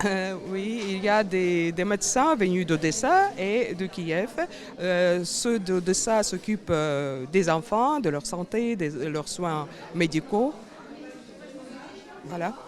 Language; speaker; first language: French; non-native, fluent; Ukrainian